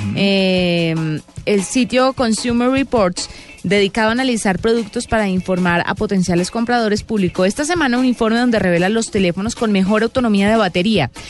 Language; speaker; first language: Spanish; native; Spanish